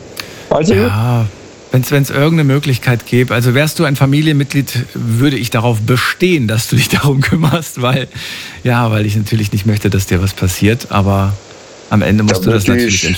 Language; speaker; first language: German; native; German